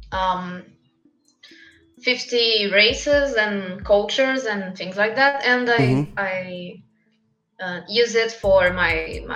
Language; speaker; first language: English; non-native, fluent; Portuguese